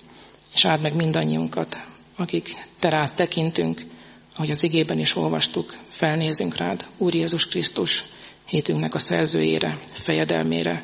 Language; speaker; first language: Hungarian; native; Hungarian